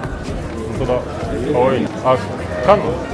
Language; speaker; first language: Japanese; non-native, fluent; French